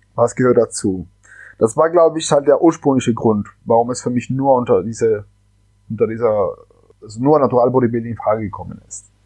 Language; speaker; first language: German; non-native, fluent; Spanish